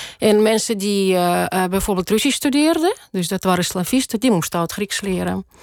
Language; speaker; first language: Dutch; non-native, fluent; Russian